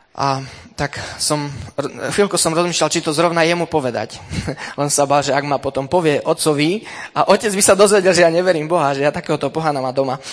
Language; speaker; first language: Slovak; early bilingual, heritage; Slovak